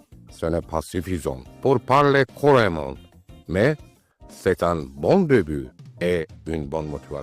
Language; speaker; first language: French; non-native, learner; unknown